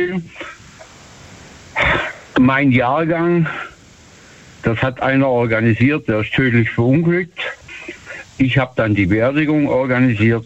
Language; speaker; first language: German; native; German